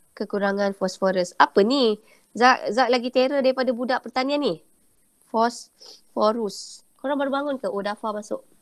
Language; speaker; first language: Malay; native; Malay